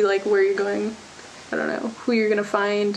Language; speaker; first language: English; native; English